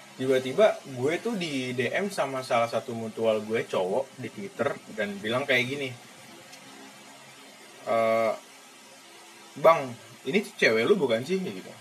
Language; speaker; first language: Indonesian; native; Indonesian